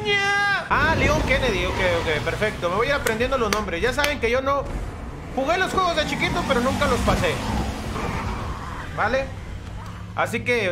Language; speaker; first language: Spanish; native; Spanish